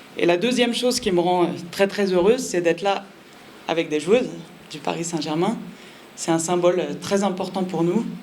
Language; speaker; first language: French; native; French